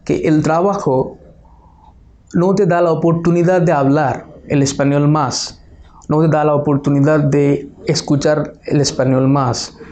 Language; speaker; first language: Spanish; non-native, fluent; Bangla